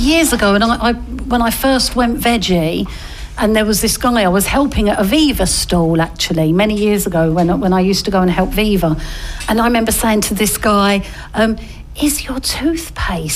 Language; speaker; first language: English; native; English